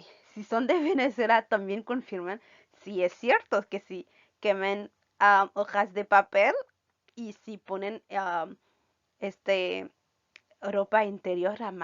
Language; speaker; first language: Spanish; non-native, fluent; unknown